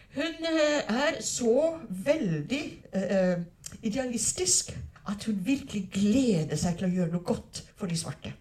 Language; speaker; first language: Norwegian; non-native, fluent; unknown